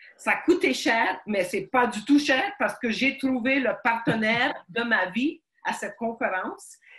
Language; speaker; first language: French; early bilingual, other home language; Ukrainian